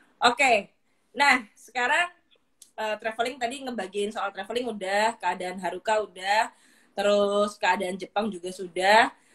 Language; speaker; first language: Indonesian; native; Indonesian